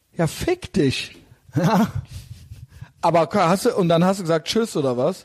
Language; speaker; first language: German; native; German